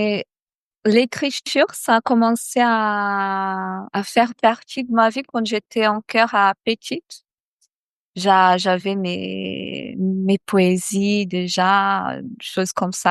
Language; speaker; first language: French; non-native, fluent; Portuguese